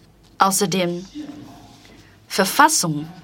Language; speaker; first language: German; non-native, fluent; Chinese